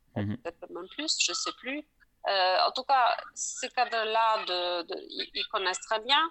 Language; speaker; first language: French; non-native, fluent; Polish